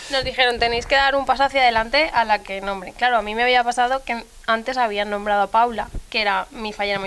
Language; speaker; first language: Spanish; native; Spanish